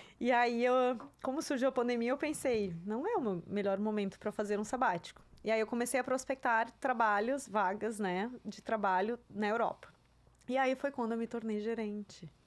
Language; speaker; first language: Portuguese; non-native, local second language; German